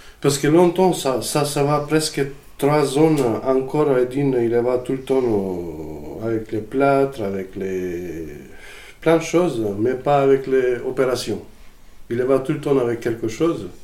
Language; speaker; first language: French; non-native, learner; Macedonian